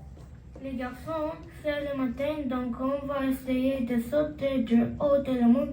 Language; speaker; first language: French; non-native, learner; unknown